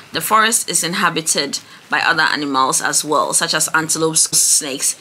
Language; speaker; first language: English; non-native, local second language; Ewe